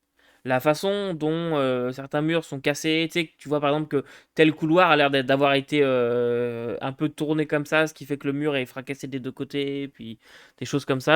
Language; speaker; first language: French; native; French